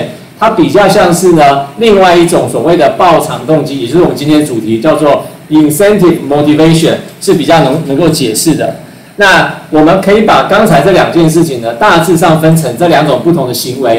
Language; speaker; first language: Chinese; native; Chinese